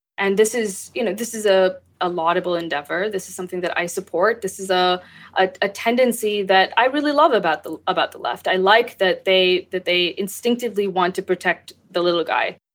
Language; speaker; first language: English; early bilingual, other home language; Urdu